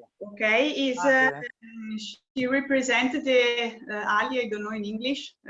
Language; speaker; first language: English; non-native, fluent; Italian